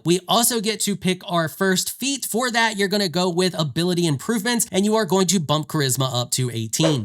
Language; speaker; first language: English; native; English